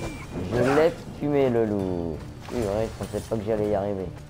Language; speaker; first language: French; native; French